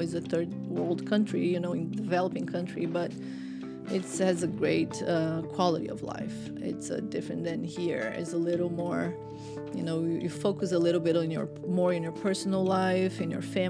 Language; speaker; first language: English; non-native, fluent; Portuguese